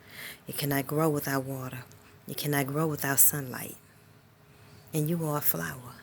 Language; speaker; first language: English; native; English